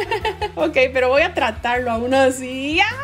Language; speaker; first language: Spanish; native; Spanish